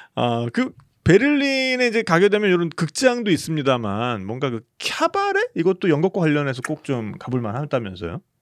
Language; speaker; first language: Korean; native; Korean